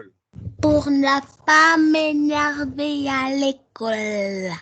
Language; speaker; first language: French; early bilingual, heritage; French